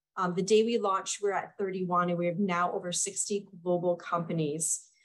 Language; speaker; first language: English; native; English